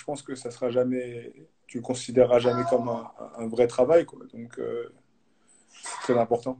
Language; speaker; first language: French; native; French